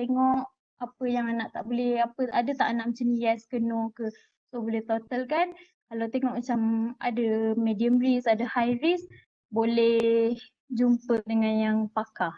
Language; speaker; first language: Malay; native; Malay